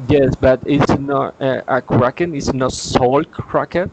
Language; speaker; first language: English; non-native, learner; Spanish